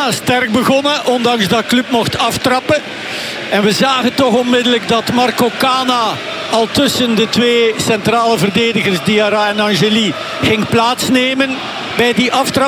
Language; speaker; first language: Dutch; native; Dutch